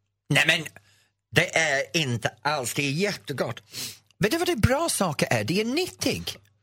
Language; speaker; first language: Swedish; non-native, fluent; English